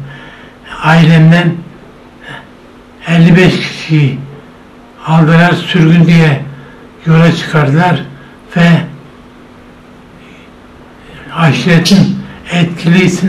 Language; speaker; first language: Turkish; non-native, local second language; Zaza